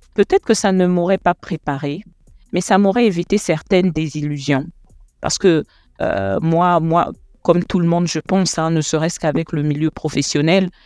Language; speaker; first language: French; non-native, local second language; Lingala